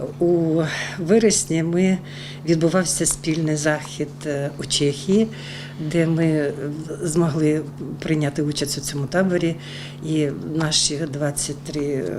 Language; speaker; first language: Ukrainian; non-native, local second language; Russian